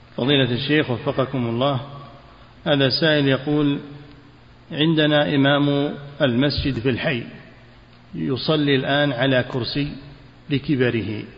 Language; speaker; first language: Arabic; native; Arabic